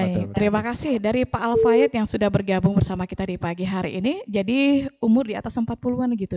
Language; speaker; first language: Indonesian; native; Indonesian